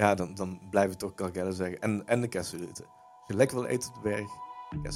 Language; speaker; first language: Dutch; native; Dutch